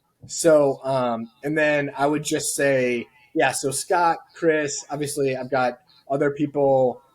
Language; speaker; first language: English; native; English